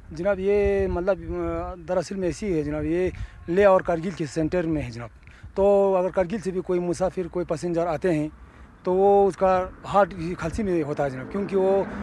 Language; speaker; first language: Urdu; non-native, local second language; Ladakhi